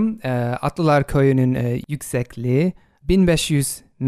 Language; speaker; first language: Turkish; non-native, fluent; English